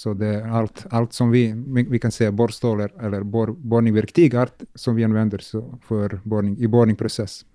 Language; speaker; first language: Swedish; non-native, learner; Serbian